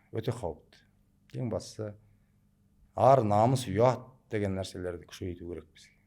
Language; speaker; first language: Kazakh; early bilingual, heritage; Kazakh